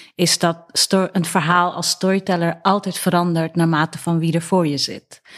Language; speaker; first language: Dutch; early bilingual, other home language; Persian